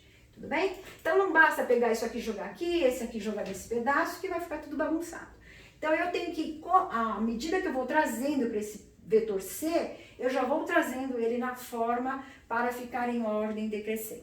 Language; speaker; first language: Portuguese; native; Portuguese